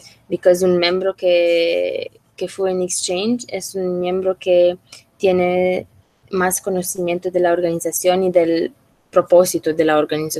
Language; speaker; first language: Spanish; non-native, learner; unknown